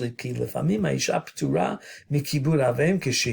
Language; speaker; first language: Hebrew; non-native, fluent; English